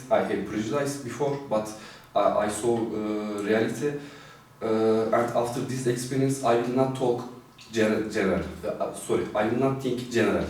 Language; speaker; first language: English; non-native, fluent; Turkish